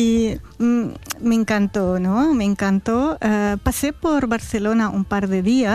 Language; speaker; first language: Spanish; non-native, fluent; Arabic